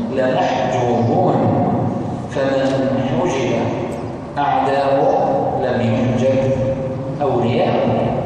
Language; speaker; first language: Arabic; native; Arabic